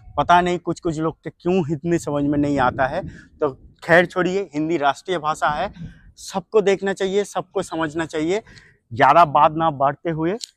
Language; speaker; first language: Hindi; non-native, local second language; Bangla